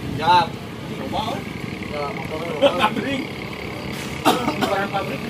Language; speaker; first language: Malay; non-native, local second language; Sundanese